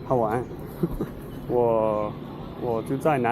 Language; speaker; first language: Chinese; non-native, learner; English